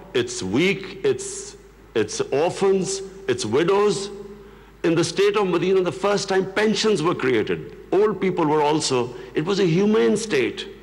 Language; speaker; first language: English; non-native, local second language; Urdu